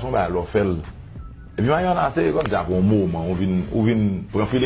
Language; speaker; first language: Haitian Creole; native; Haitian Creole